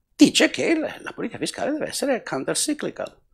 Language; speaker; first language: Italian; non-native, local second language; Venetian